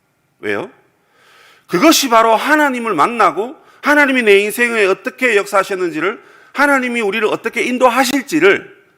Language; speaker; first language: Korean; native; Korean